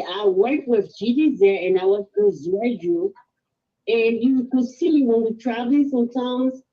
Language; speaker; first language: English; native; English